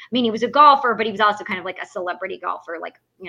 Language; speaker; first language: English; native; English